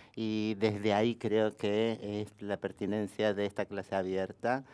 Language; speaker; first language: Spanish; native; Spanish